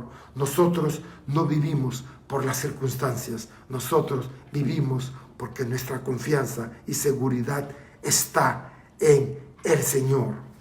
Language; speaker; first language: Spanish; native; Spanish